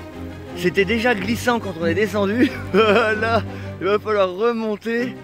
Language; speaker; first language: French; native; French